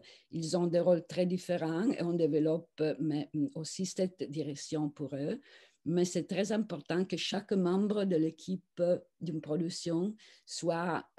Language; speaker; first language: French; non-native, fluent; Italian